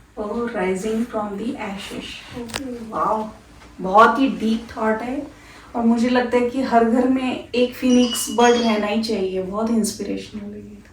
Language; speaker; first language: Hindi; non-native, local second language; Marathi